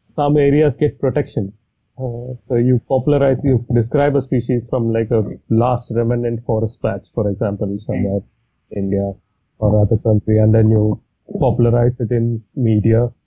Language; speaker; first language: English; non-native, local second language; Tamil